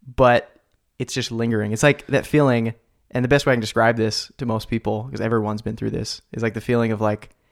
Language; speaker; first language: English; native; English